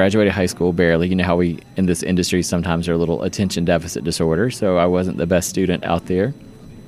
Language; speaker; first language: English; native; English